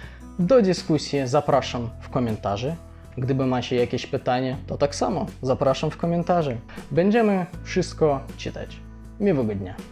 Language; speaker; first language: Polish; non-native, fluent; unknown